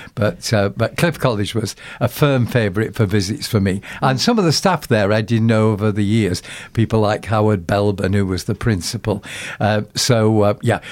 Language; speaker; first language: English; native; English